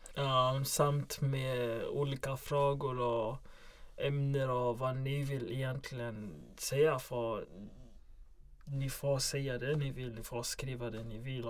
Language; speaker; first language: Swedish; non-native, local second language; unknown